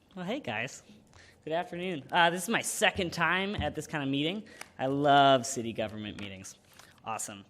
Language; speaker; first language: English; native; English